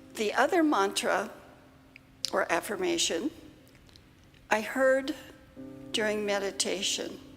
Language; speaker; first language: English; native; English